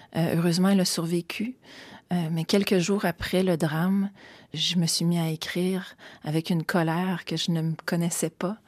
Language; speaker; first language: French; native; French